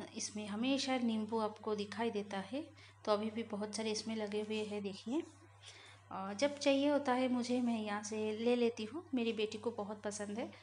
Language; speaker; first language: Hindi; non-native, local second language; Bangla